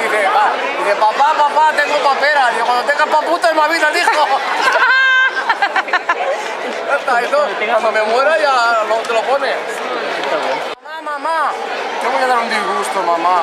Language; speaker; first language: Spanish; native; Spanish